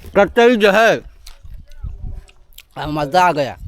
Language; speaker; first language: Hindi; non-native, local second language; Marathi